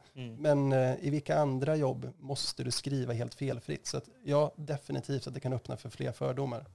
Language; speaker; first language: Swedish; native; Swedish